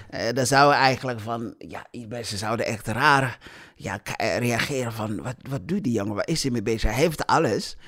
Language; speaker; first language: Dutch; non-native, fluent; English